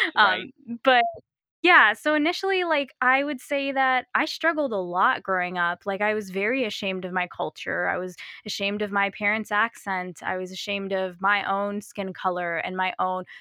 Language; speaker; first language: English; native; English